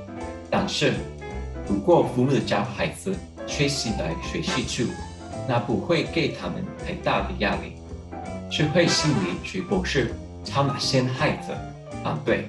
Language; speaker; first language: Chinese; non-native, learner; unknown